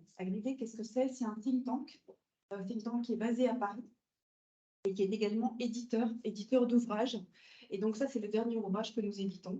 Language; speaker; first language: French; native; French